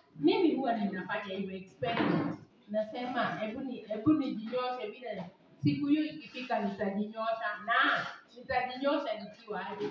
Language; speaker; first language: Swahili; non-native, local second language; Kikuyu